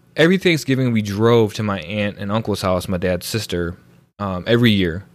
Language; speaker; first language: English; early bilingual, other home language; Filipino